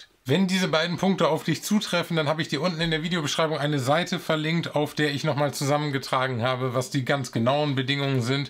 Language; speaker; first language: German; native; German